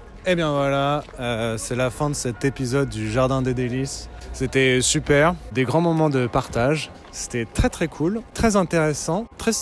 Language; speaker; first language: French; native; French